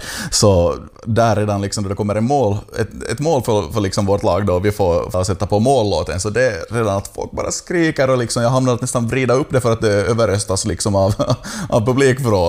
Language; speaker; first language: Swedish; native; Swedish